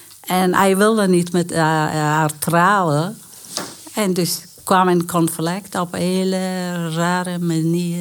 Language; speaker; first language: Dutch; non-native, learner; Persian